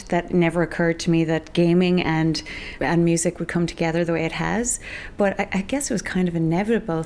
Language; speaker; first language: English; native; English